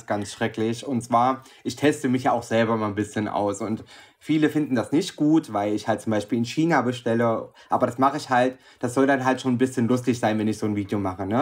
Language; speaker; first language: German; native; German